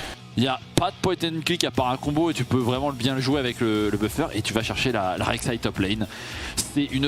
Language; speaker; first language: French; native; French